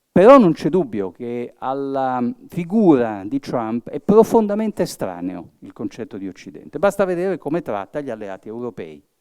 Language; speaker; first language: Italian; early bilingual, heritage; Italian